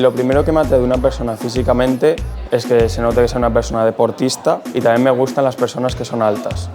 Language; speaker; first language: Spanish; native; Spanish